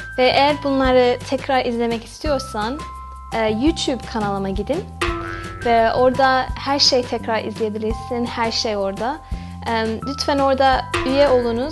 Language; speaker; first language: Turkish; non-native, fluent; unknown